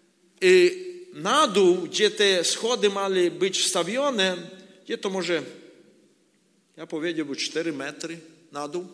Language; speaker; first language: Polish; non-native, learner; Ukrainian